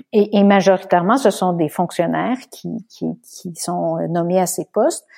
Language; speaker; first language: French; native; French